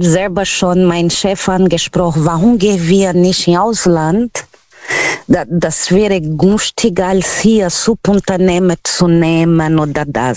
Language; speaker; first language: German; non-native, learner; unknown